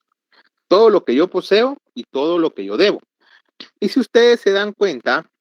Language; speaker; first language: Spanish; native; Spanish